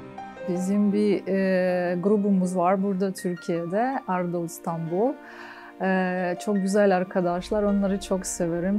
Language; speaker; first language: Turkish; non-native, fluent; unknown